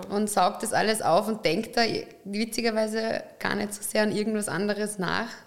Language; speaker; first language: German; native; German